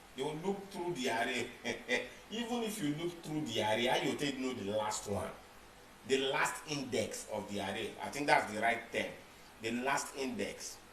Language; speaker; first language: Nigerian Pidgin; non-native, local second language; Yoruba